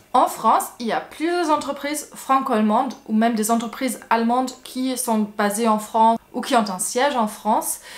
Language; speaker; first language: French; non-native, fluent; German